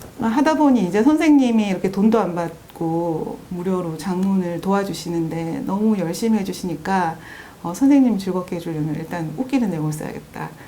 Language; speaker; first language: Korean; native; Korean